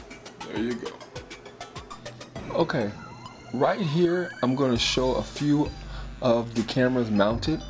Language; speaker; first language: English; native; English